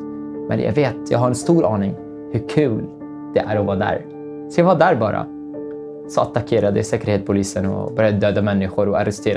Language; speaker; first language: Swedish; non-native, fluent; Arabic